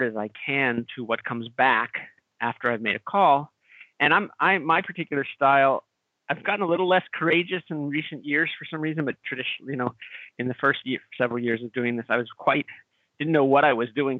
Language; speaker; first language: English; native; English